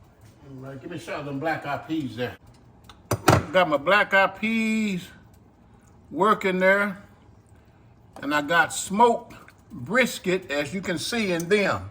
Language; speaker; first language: English; native; English